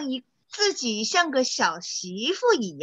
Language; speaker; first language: Chinese; native; Chinese